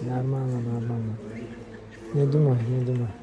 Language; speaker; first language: Russian; non-native, learner; Tajik